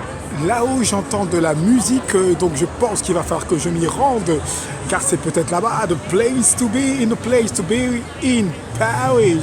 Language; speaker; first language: French; native; French